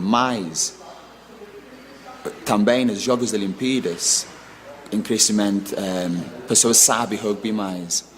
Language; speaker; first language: Portuguese; non-native, learner; English